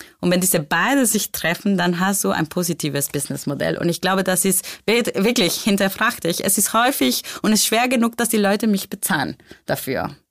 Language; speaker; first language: German; non-native, fluent; Spanish